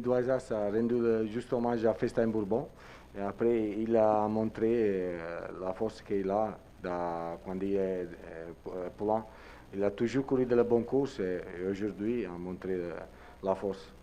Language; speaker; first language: French; non-native, learner; Italian